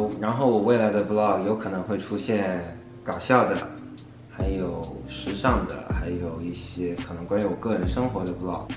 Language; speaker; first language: Chinese; non-native, local second language; Cantonese